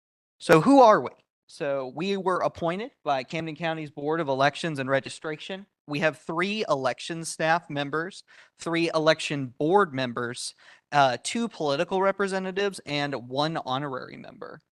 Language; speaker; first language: English; native; English